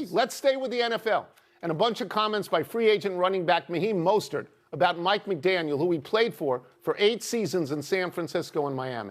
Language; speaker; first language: English; native; English